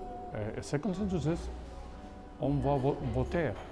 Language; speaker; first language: French; non-native, fluent; Catalan